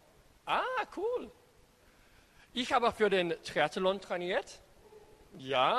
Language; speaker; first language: German; non-native, learner; English